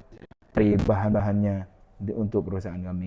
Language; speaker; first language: Indonesian; non-native, local second language; Madurese